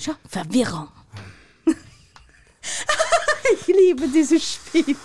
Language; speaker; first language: German; native; German